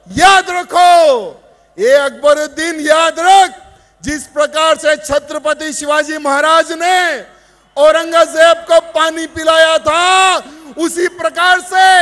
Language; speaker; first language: Hindi; native; Hindi